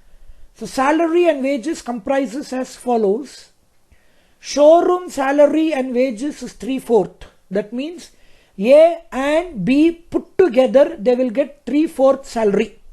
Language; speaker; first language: English; non-native, local second language; Kannada